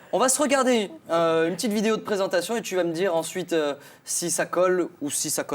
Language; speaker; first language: French; native; French